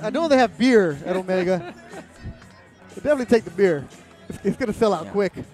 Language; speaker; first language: English; early bilingual, other home language; Spanish